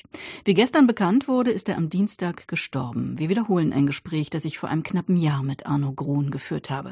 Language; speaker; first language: German; native; German